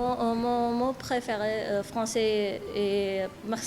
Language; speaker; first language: French; non-native, learner; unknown